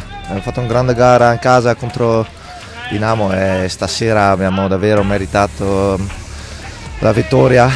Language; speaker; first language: Italian; non-native, fluent; Dutch